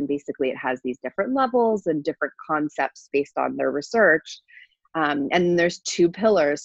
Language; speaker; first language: English; native; English